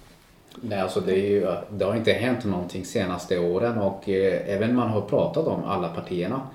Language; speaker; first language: Swedish; non-native, local second language; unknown